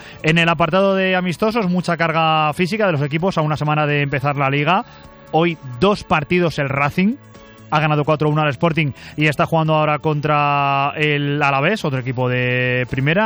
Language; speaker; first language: Spanish; native; Spanish